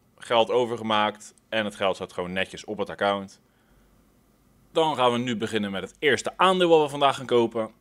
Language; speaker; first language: Dutch; native; Dutch